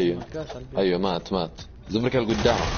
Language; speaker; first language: Arabic; native; Arabic